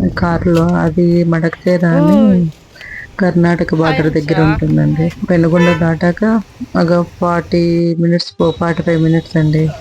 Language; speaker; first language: Telugu; native; Telugu